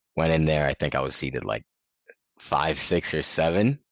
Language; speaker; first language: English; early bilingual, other home language; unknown